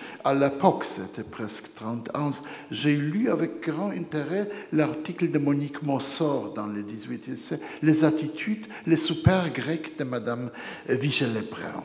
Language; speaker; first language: French; non-native, fluent; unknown